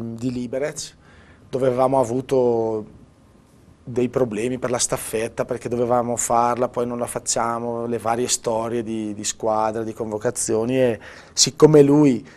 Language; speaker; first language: Italian; native; Italian